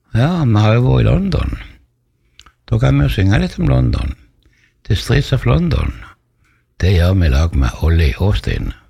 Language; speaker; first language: Norwegian; native; Norwegian